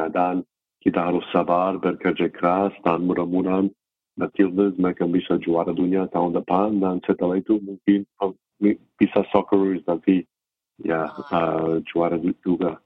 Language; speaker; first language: Indonesian; non-native, fluent; English